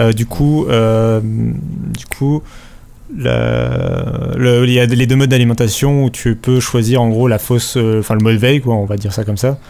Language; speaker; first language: French; native; French